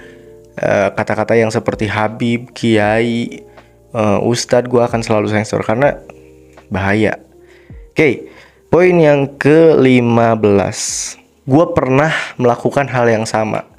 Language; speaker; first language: Indonesian; native; Indonesian